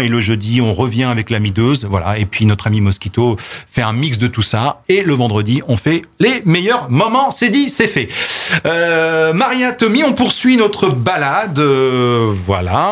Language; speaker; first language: French; native; French